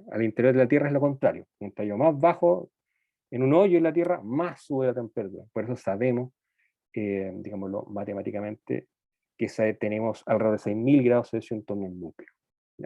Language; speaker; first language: Spanish; native; Spanish